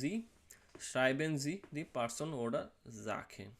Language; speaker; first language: German; non-native, learner; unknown